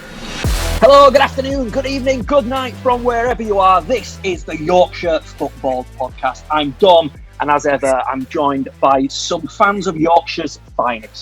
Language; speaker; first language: English; native; English